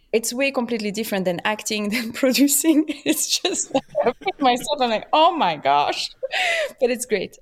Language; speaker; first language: English; non-native, fluent; French